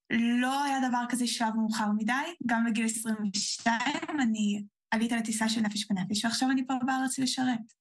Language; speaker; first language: Hebrew; early bilingual, heritage; Hebrew